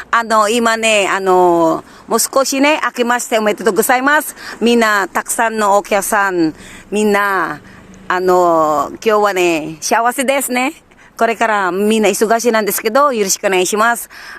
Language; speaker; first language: Japanese; non-native, learner; Filipino